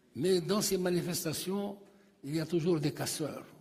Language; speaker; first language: French; non-native, local second language; Arabic